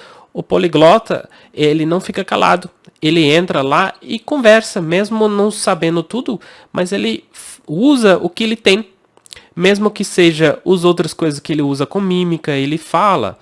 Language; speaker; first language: Portuguese; non-native, fluent; English